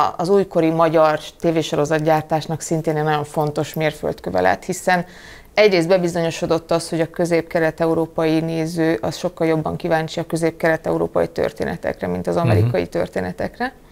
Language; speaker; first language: Hungarian; non-native, fluent; English